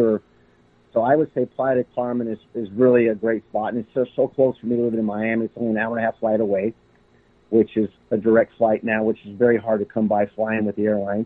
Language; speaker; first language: English; native; English